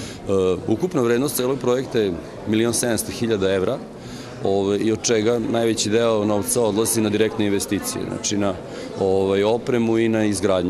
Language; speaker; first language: Serbian; native; Serbian